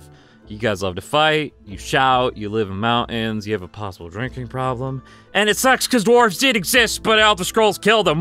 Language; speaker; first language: English; native; English